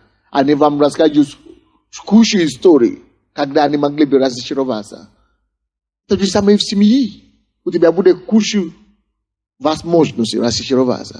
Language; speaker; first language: Russian; non-native, fluent; Yoruba